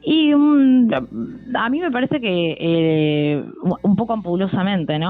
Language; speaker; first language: Spanish; native; Spanish